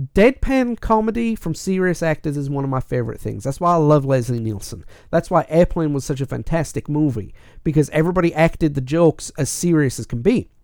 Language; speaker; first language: English; native; English